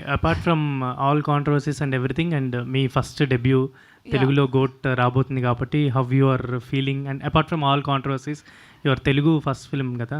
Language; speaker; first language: Telugu; native; Telugu